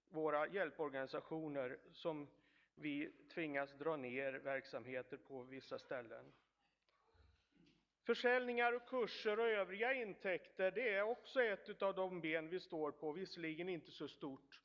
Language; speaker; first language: Swedish; native; Swedish